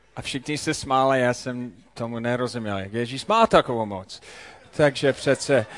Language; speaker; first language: Czech; non-native, fluent; English